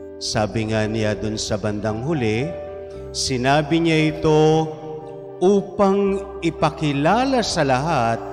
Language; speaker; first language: Filipino; native; Filipino